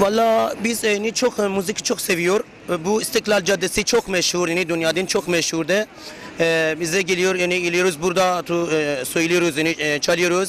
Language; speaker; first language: Turkish; non-native, learner; Persian